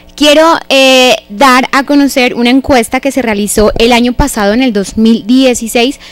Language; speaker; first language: Spanish; native; Spanish